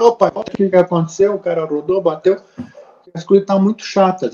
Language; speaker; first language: Portuguese; native; Portuguese